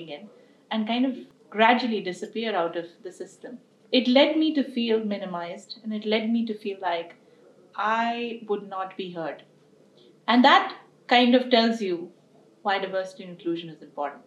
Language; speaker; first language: English; non-native, local second language; Hindi